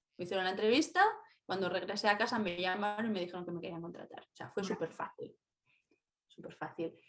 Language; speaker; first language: Spanish; native; Spanish